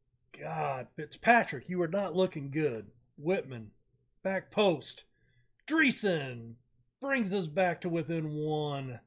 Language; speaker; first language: English; native; English